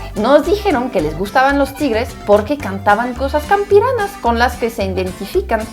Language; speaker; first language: Spanish; non-native, fluent; French